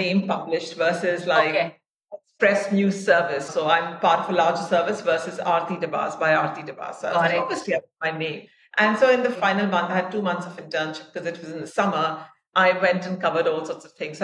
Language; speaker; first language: English; non-native, local second language; Hindi